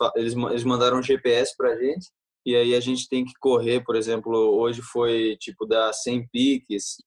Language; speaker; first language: Portuguese; early bilingual, heritage; Portuguese